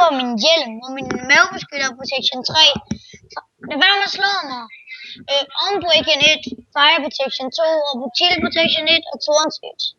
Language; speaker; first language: Danish; native; Danish